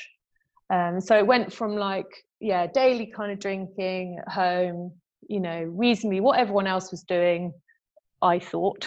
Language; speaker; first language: English; native; English